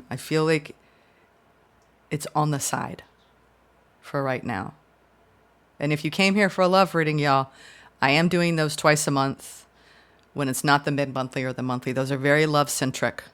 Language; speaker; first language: English; native; English